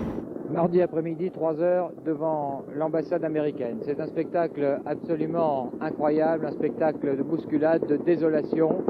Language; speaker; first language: French; native; French